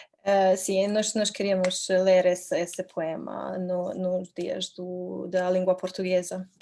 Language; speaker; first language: Portuguese; non-native, learner; Croatian